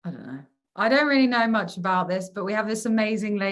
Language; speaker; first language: English; native; English